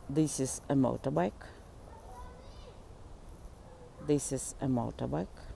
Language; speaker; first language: English; non-native, learner; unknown